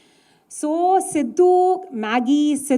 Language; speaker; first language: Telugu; non-native, learner; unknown